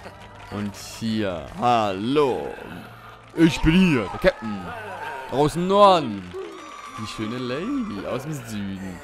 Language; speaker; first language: German; native; German